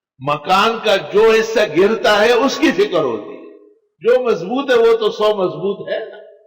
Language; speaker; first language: Urdu; non-native, local second language; Pashto